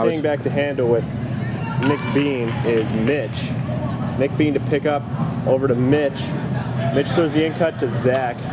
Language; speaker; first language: English; native; English